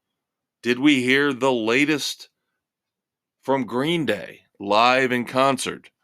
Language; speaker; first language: English; native; English